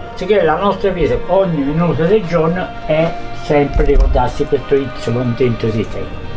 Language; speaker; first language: Italian; early bilingual, other home language; English